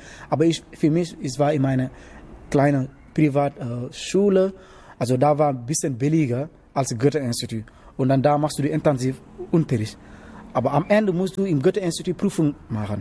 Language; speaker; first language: German; non-native, learner; Wolof